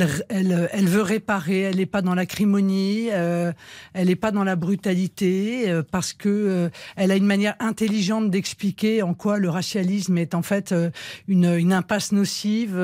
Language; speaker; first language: French; native; French